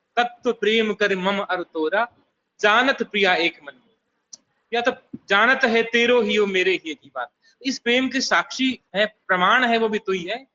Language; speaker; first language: Hindi; native; Hindi